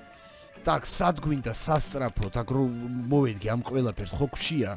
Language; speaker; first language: Georgian; native; Georgian